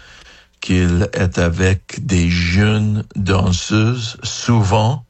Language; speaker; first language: French; non-native, fluent; English